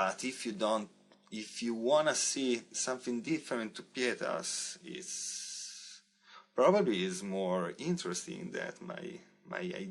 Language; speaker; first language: English; non-native, learner; Italian